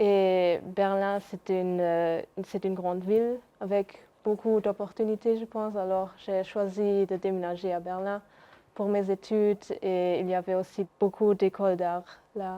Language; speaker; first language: French; non-native, local second language; Luxembourgish